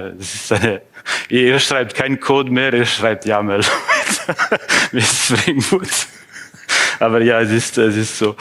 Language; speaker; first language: German; non-native, fluent; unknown